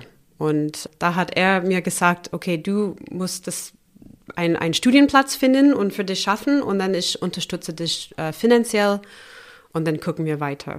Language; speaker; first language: German; non-native, fluent; English